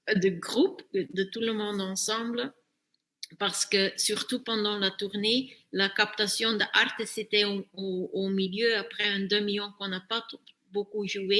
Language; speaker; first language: French; non-native, fluent; Dutch